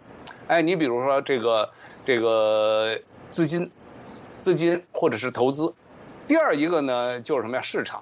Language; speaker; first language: Chinese; native; Chinese